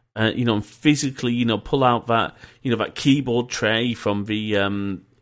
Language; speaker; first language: English; native; English